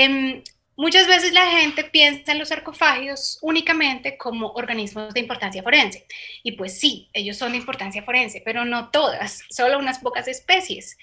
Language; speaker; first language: Spanish; native; Spanish